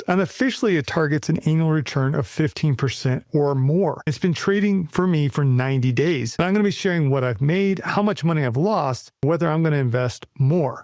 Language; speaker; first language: English; native; English